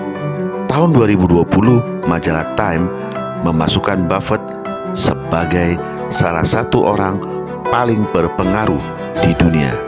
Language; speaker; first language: Indonesian; native; Indonesian